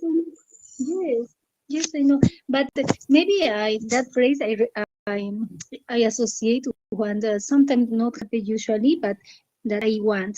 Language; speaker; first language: English; non-native, learner; Spanish